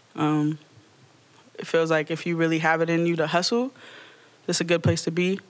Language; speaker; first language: English; native; English